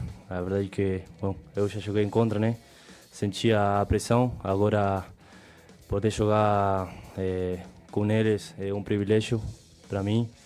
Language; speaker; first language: Portuguese; non-native, fluent; Spanish